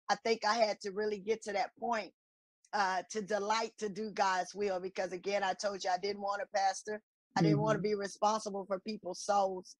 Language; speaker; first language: English; native; English